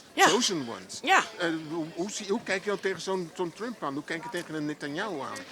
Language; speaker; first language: Dutch; native; Dutch